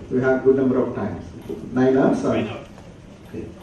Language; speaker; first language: English; non-native, local second language; Telugu